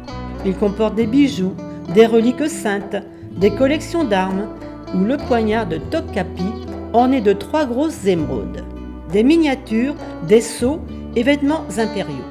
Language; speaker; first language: French; native; French